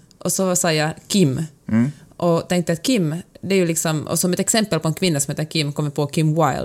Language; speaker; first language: Swedish; native; Swedish